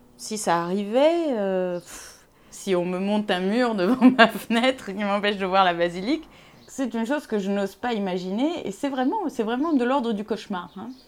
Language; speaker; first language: French; non-native, local second language; Arabic